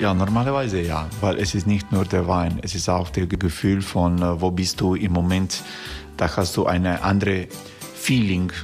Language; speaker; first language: German; non-native, fluent; Croatian